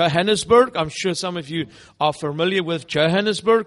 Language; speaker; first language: English; non-native, local second language; Afrikaans